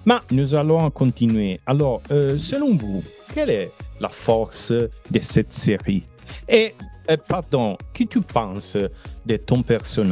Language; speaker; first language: French; non-native, learner; Italian